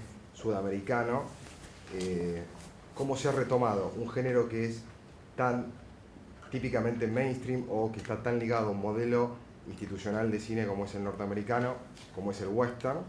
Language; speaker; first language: Spanish; native; Spanish